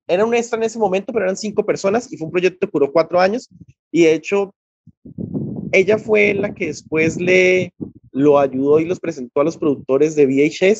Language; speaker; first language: Spanish; native; Spanish